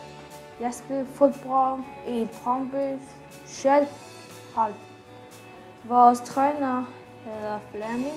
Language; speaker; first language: Danish; non-native, learner; Chinese